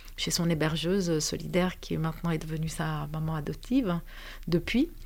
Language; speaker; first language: French; non-native, fluent; Romanian